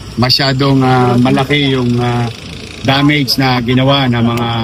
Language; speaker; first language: Filipino; native; Filipino